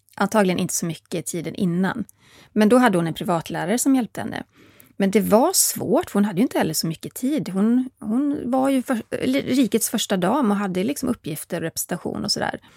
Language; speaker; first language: Swedish; native; Swedish